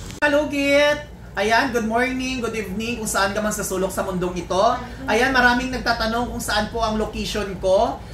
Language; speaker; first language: Filipino; non-native, local second language; Cebuano